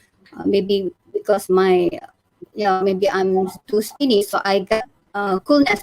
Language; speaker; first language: English; non-native, learner; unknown